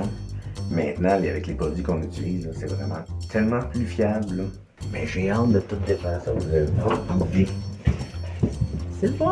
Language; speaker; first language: French; native; French